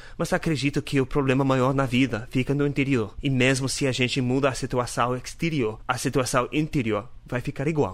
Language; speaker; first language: Portuguese; non-native, learner; English